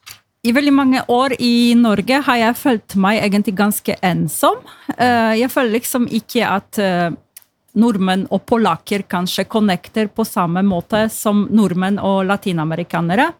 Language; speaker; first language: Norwegian; non-native, fluent; Polish